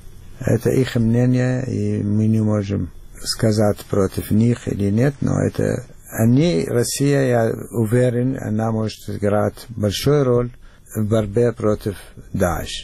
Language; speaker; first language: Russian; non-native, fluent; Arabic